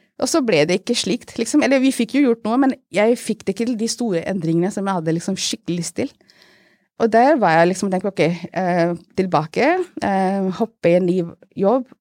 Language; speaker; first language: Norwegian; non-native, fluent; Hindi